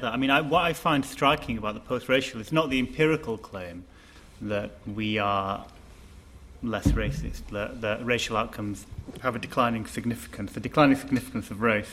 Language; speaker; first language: English; native; English